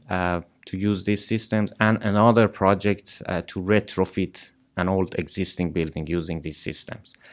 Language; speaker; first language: English; non-native, fluent; Persian